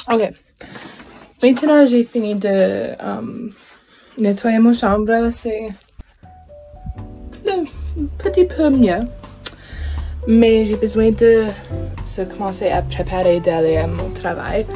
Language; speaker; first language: French; non-native, local second language; English